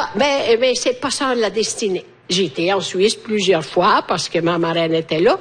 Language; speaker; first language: French; non-native, fluent; Italian